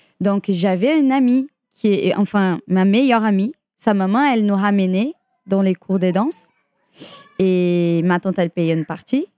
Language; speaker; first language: French; non-native, fluent; Portuguese